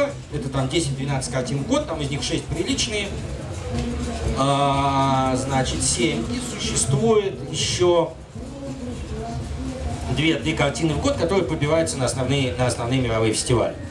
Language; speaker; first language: Russian; native; Russian